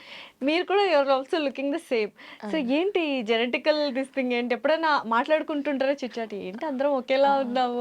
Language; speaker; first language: Telugu; native; Telugu